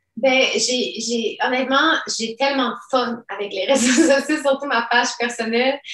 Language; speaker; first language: French; early bilingual, other home language; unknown